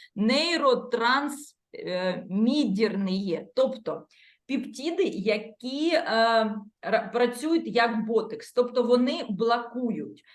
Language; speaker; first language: Ukrainian; non-native, local second language; Russian